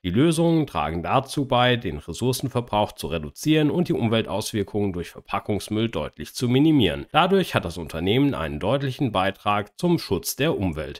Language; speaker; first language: German; native; German